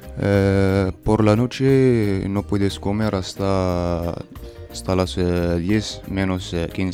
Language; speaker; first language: Spanish; non-native, learner; Berber languages